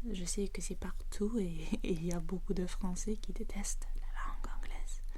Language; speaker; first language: French; non-native, fluent; English